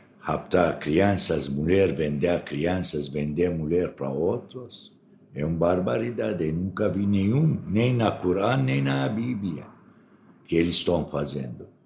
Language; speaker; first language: Portuguese; non-native, fluent; Arabic